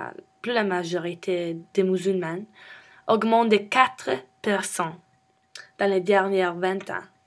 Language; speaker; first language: French; non-native, learner; English